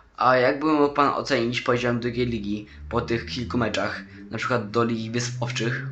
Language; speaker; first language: Polish; native; Polish